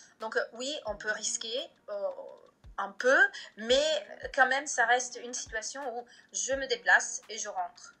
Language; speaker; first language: French; non-native, fluent; Italian